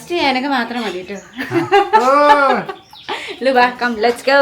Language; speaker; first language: Malayalam; non-native, learner; Nepali